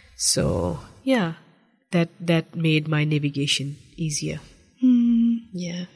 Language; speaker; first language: English; non-native, local second language; Urdu